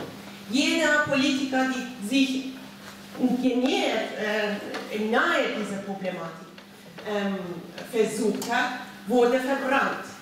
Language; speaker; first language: German; non-native, fluent; Persian